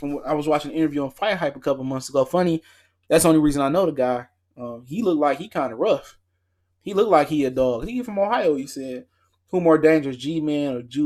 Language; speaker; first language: English; native; English